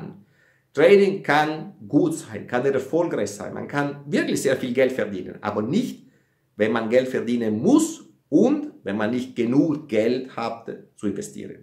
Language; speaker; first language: German; non-native, fluent; Italian